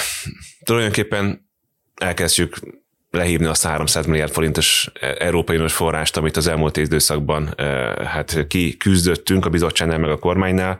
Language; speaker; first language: Hungarian; native; Hungarian